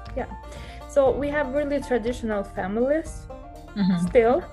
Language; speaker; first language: English; non-native, fluent; Albanian